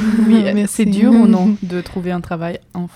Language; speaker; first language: French; non-native, fluent; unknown